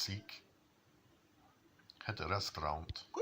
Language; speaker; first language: Dutch; non-native, learner; English